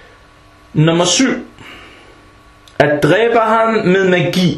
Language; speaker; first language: Danish; non-native, fluent; Arabic